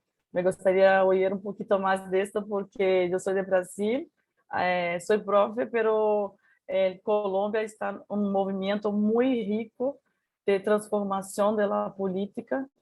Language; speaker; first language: Portuguese; native; Portuguese